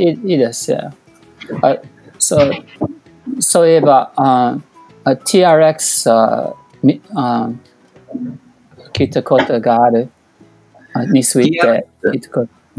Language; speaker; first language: Japanese; non-native, learner; English